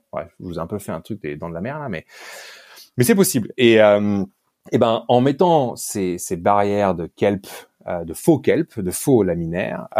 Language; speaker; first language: French; native; French